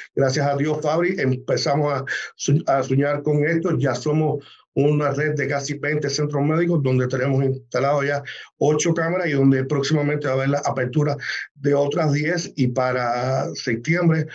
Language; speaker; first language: Spanish; native; Spanish